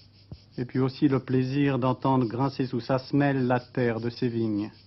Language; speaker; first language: French; native; French